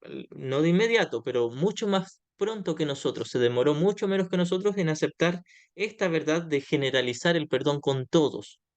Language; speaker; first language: Spanish; native; Spanish